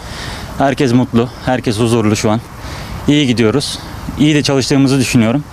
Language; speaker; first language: Turkish; native; Turkish